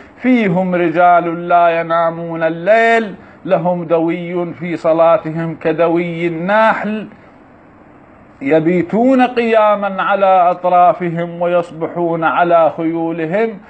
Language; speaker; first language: Arabic; native; Arabic